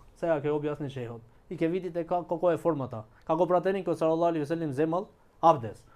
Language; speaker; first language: Macedonian; non-native, local second language; Albanian